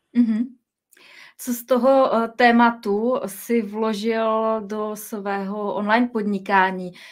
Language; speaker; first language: Czech; native; Czech